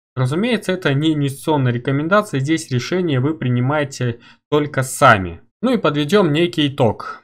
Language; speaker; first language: Russian; native; Russian